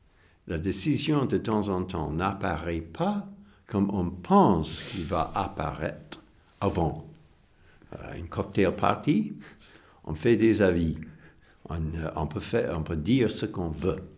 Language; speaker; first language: French; non-native, fluent; English